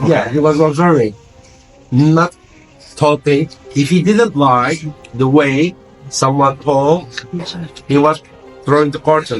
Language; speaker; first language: English; non-native, fluent; Turkish